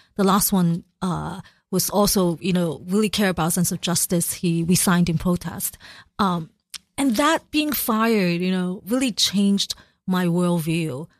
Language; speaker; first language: English; early bilingual, other home language; Cantonese